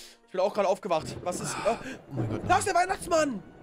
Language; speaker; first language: German; native; German